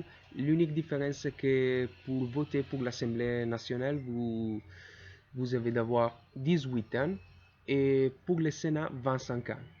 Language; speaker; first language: French; non-native, learner; Italian